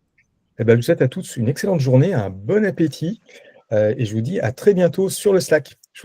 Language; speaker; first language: French; native; French